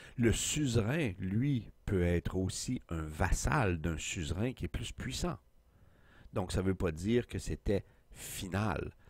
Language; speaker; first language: French; native; French